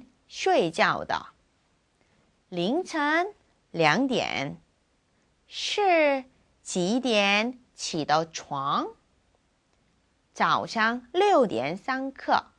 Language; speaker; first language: Chinese; non-native, fluent; Korean